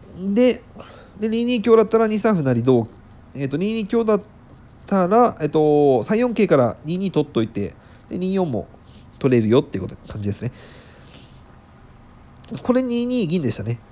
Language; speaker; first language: Japanese; native; Japanese